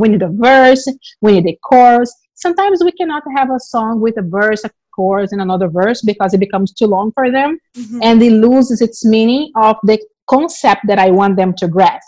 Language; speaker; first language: English; non-native, fluent; Portuguese